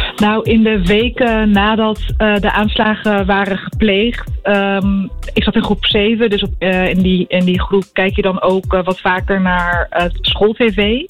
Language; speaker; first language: Dutch; early bilingual, other home language; Arabic